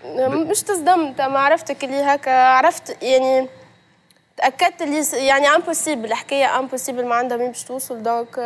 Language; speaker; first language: Arabic; native; Arabic